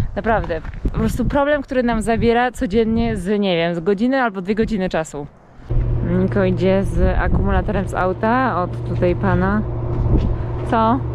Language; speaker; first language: Polish; native; Polish